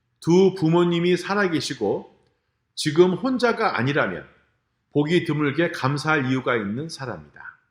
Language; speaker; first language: Korean; native; Korean